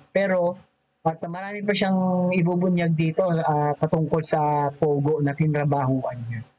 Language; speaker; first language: Filipino; native; Filipino